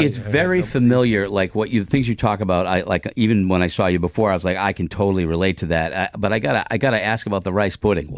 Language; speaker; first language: English; native; English